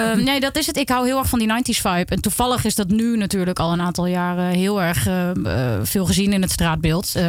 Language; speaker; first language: Dutch; native; Dutch